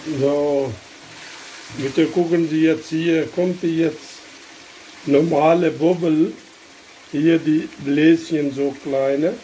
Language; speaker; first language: German; non-native, learner; Urdu